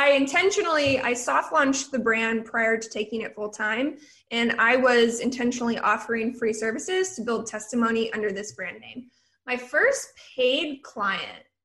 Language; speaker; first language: English; native; English